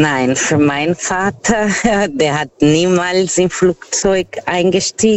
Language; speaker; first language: German; non-native, learner; Portuguese